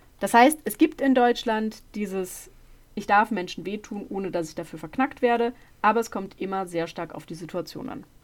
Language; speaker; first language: German; native; German